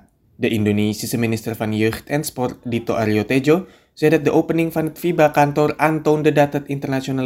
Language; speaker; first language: Dutch; non-native, fluent; Indonesian